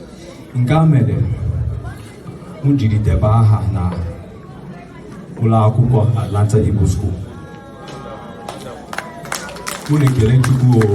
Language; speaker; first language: Igbo; early bilingual, heritage; Igbo